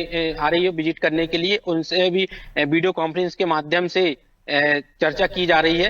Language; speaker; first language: Hindi; native; Hindi